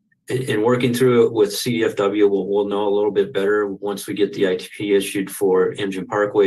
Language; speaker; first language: English; native; English